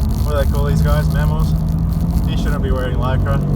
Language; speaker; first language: English; native; English